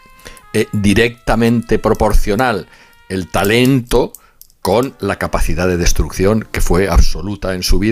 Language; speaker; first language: Spanish; native; Spanish